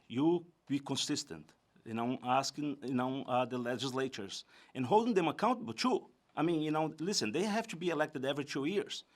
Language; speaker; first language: English; non-native, fluent; Portuguese